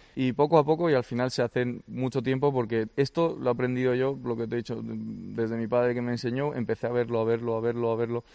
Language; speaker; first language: Spanish; early bilingual, other home language; Georgian